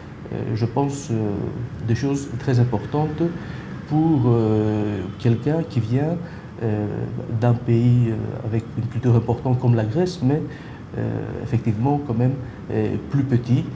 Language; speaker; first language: French; non-native, fluent; Greek